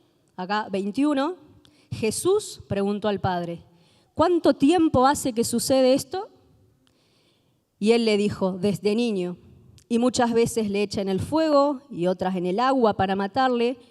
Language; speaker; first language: Spanish; native; Spanish